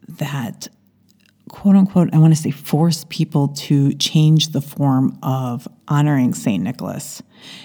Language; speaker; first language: English; native; English